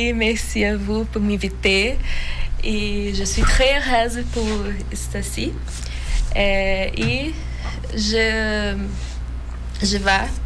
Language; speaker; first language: French; non-native, learner; Portuguese